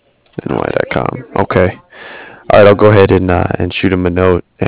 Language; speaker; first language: English; native; English